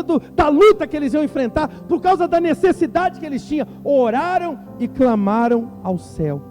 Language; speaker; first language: Portuguese; native; Portuguese